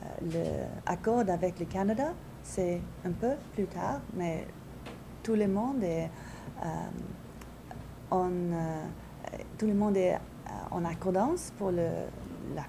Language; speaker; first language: French; non-native, fluent; English